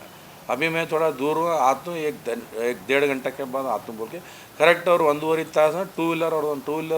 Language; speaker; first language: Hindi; non-native, local second language; Kannada